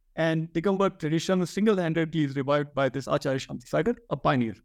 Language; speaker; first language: English; non-native, local second language; Hindi